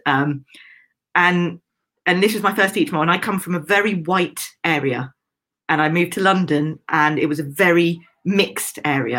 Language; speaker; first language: English; native; English